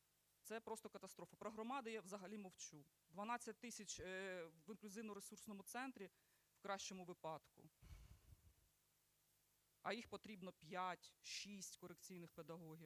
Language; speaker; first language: Ukrainian; native; Ukrainian